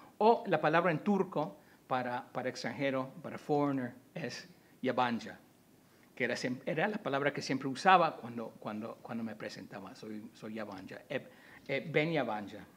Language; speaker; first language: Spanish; early bilingual, heritage; Spanish